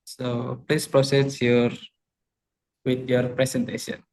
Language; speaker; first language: English; non-native, learner; Indonesian